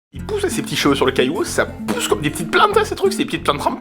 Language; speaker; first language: French; native; French